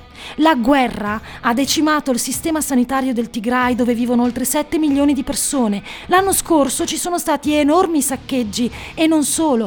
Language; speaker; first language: Italian; native; Italian